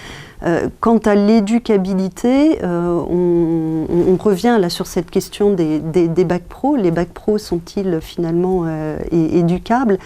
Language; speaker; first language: French; native; French